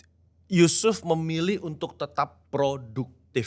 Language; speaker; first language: Indonesian; native; Indonesian